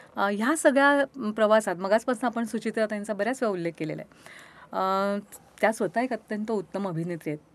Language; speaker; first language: Marathi; native; Marathi